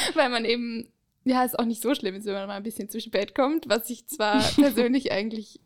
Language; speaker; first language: German; native; German